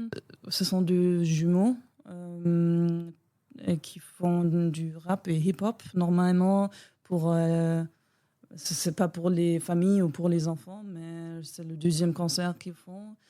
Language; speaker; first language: French; non-native, learner; German